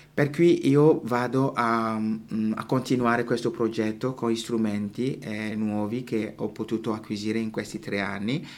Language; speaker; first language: Italian; non-native, fluent; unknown